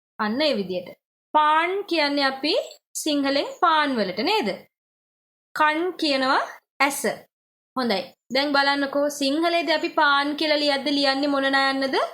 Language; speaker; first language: Sinhala; native; Sinhala